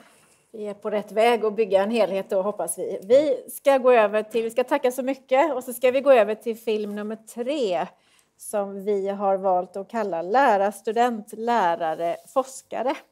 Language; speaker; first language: Swedish; native; Swedish